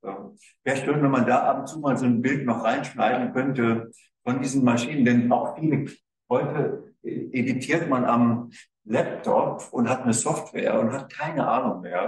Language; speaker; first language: German; native; German